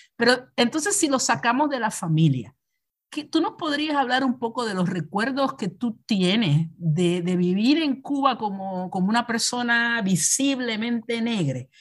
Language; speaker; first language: Spanish; native; Spanish